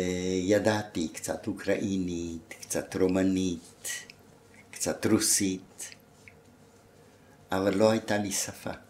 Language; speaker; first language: Hebrew; non-native, fluent; German